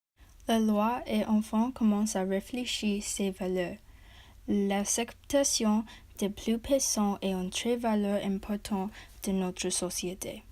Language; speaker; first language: French; non-native, learner; English